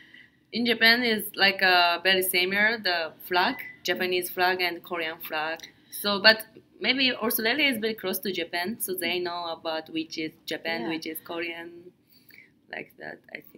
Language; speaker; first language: English; non-native, learner; Japanese